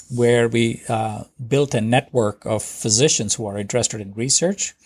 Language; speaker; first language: English; non-native, local second language; Telugu